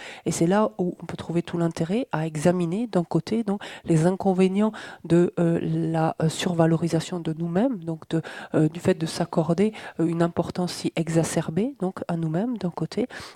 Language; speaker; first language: French; native; French